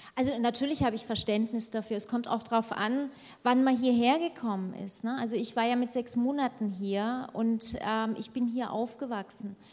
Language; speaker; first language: German; early bilingual, other home language; Turkish